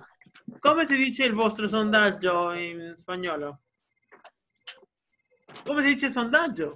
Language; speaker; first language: Italian; non-native, fluent; Spanish